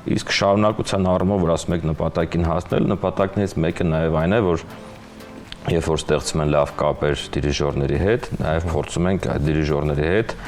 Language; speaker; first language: Armenian; native; Armenian